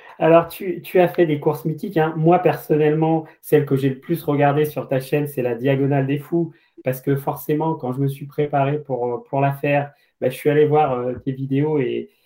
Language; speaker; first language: French; native; French